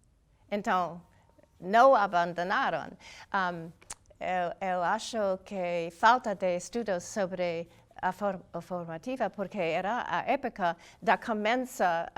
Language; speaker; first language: Portuguese; non-native, fluent; English